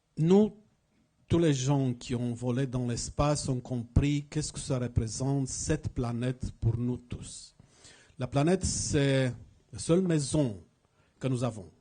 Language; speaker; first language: French; non-native, fluent; Romanian